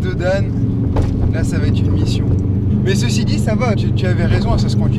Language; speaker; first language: French; native; French